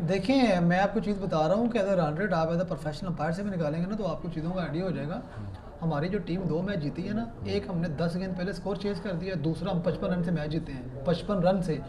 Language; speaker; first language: Urdu; non-native, local second language; Punjabi